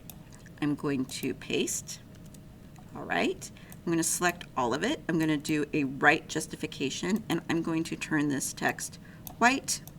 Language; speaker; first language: English; native; English